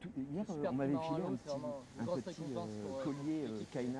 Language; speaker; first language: French; native; French